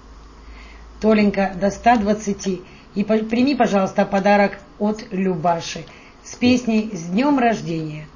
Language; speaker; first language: Russian; native; Russian